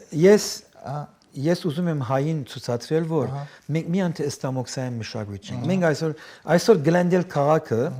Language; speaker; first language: Armenian; early bilingual, heritage; Armenian